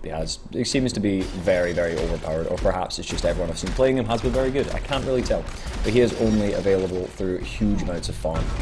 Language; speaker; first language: English; native; English